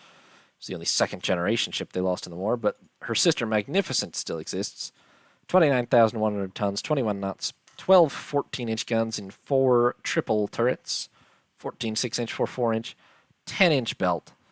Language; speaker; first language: English; native; English